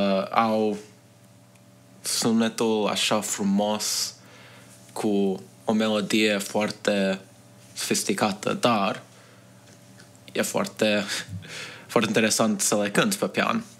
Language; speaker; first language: Romanian; early bilingual, heritage; Romanian